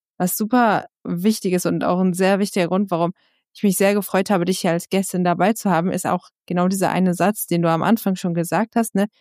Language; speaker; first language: German; early bilingual, other home language; Persian